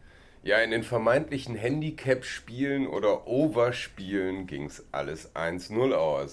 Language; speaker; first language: German; native; German